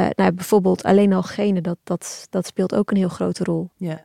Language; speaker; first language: Dutch; early bilingual, other home language; Turkish